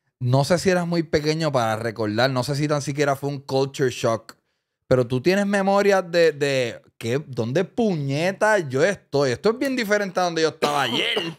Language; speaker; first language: Spanish; native; Spanish